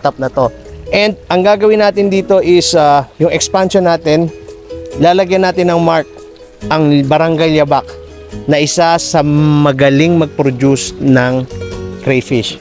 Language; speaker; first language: Filipino; native; Filipino